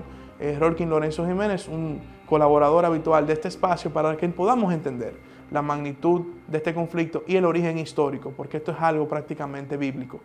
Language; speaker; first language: Spanish; native; Spanish